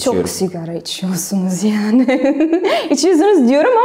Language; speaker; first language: Turkish; non-native, learner; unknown